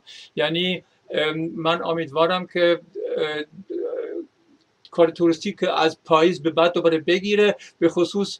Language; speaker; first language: Persian; non-native, fluent; German